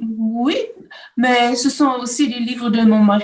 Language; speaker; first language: French; non-native, learner; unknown